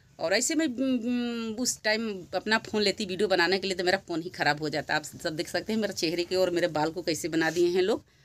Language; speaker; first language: Hindi; native; Hindi